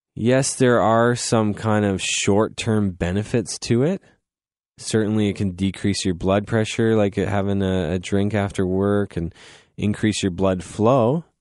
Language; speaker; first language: English; native; English